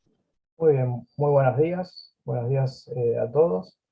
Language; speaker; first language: Spanish; native; Spanish